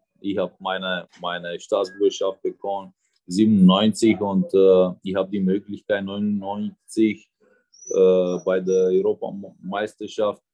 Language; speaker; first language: German; non-native, fluent; Romanian